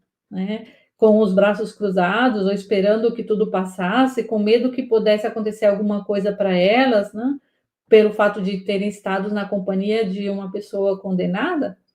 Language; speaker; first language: Portuguese; native; Portuguese